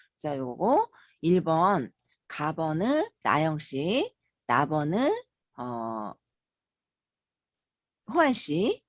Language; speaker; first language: Korean; native; Korean